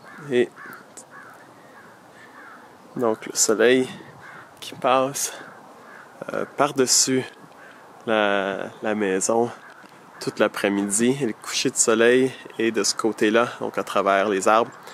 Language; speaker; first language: French; native; French